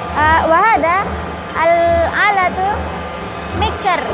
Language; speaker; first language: Arabic; non-native, learner; Indonesian